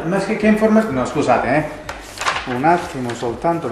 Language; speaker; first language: Italian; native; Italian